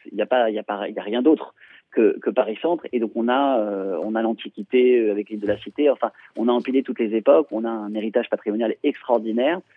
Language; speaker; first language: French; native; French